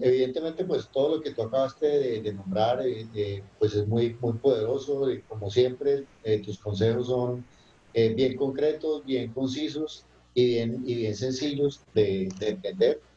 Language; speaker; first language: Spanish; native; Spanish